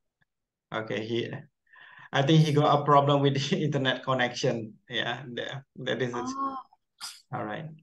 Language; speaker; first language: English; non-native, learner; Indonesian